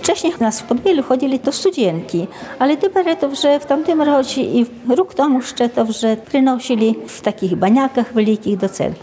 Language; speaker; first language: Ukrainian; native; Ukrainian